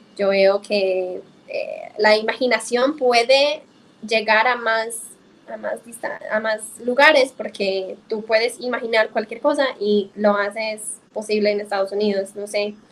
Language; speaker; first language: Spanish; non-native, fluent; English